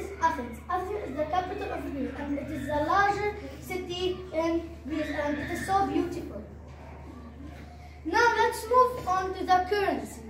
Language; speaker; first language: English; non-native, learner; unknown